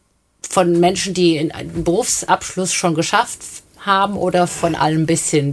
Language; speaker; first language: German; native; German